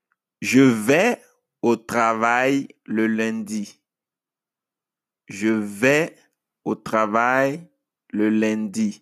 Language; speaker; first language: French; non-native, fluent; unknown